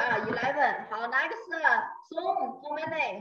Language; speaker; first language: English; non-native, learner; Chinese